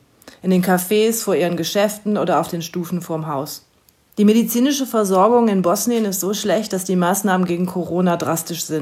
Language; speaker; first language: German; native; German